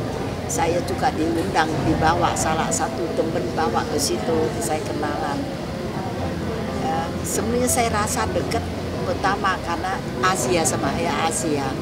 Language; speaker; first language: Indonesian; non-native, fluent; Vietnamese